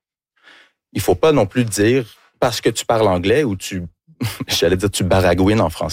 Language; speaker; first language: French; non-native, local second language; English